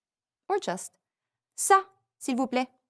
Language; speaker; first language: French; non-native, fluent; English